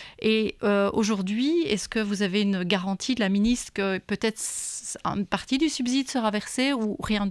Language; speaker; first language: French; native; French